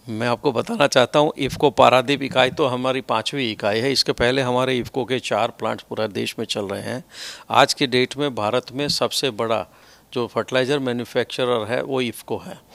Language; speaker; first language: Hindi; non-native, local second language; Gujarati